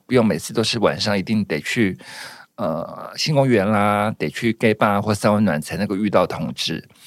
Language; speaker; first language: Chinese; native; Chinese